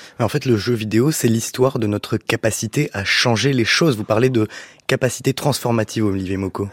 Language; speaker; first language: French; native; French